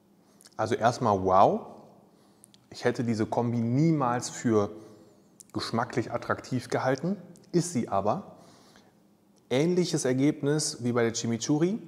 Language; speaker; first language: German; native; German